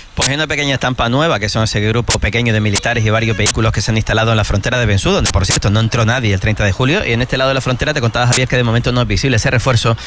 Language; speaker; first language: Spanish; native; Spanish